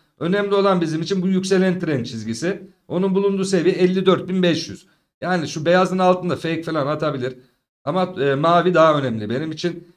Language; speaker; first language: Turkish; native; Turkish